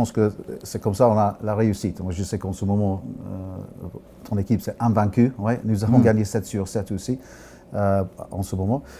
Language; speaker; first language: French; non-native, fluent; English